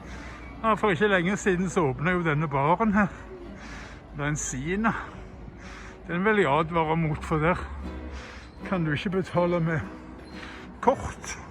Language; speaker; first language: Norwegian; native; Norwegian